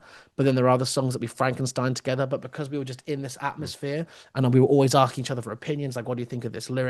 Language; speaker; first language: English; native; English